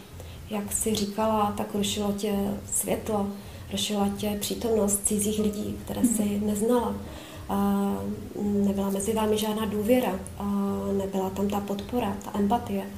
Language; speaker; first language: Czech; native; Czech